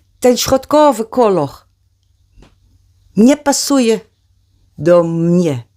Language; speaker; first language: Polish; non-native, learner; Dutch